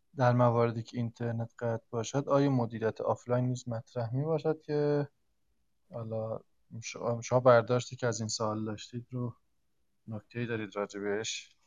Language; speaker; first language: Persian; native; Persian